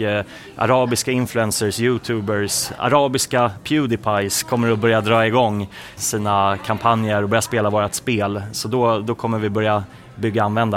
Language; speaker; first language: Swedish; native; Swedish